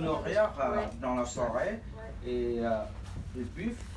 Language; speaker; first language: French; non-native, fluent; Vietnamese